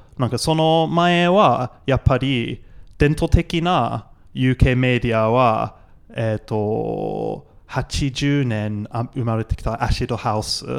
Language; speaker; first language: Japanese; non-native, fluent; English